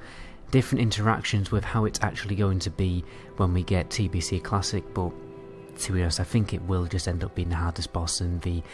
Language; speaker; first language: English; native; English